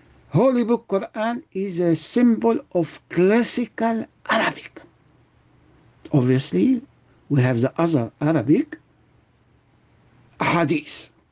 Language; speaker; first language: English; non-native, fluent; Arabic